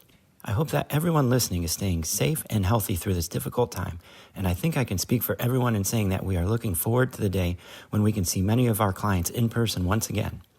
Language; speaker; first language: English; native; English